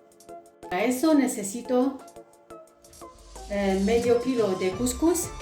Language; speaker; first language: Spanish; non-native, fluent; Arabic